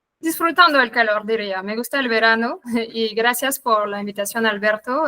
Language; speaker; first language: Spanish; non-native, fluent; French